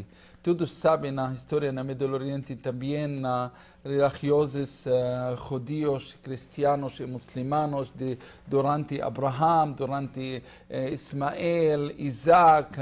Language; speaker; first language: Spanish; non-native, learner; Hebrew